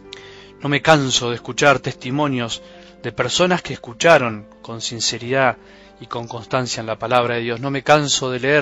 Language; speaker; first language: Spanish; native; Spanish